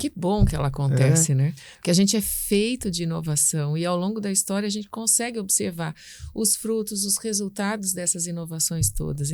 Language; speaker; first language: Portuguese; native; Portuguese